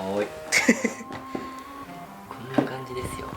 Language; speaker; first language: Japanese; native; Japanese